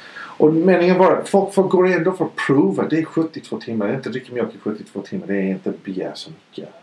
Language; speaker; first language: Swedish; non-native, fluent; English